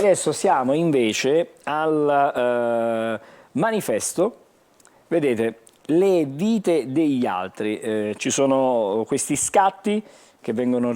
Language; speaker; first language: Italian; native; Italian